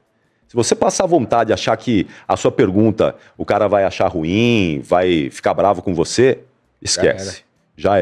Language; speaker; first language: Portuguese; native; Portuguese